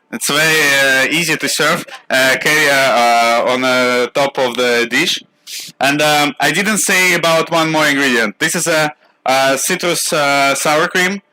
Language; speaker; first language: English; non-native, learner; Russian